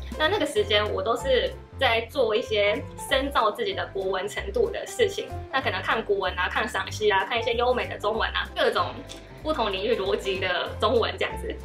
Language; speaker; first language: Chinese; non-native, fluent; Japanese